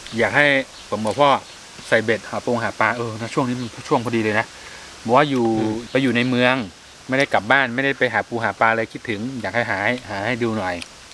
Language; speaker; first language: Thai; native; Thai